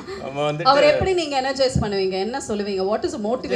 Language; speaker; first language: Tamil; native; Tamil